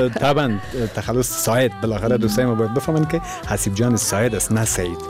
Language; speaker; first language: Persian; native; Persian